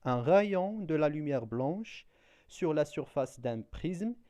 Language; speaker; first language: French; non-native, local second language; Arabic